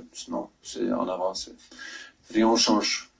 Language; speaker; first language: French; non-native, fluent; German